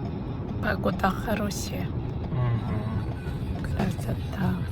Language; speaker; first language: Russian; non-native, learner; Japanese